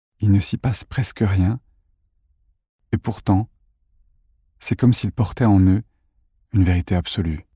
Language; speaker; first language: French; native; French